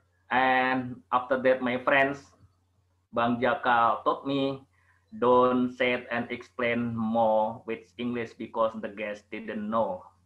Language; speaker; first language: English; non-native, learner; Indonesian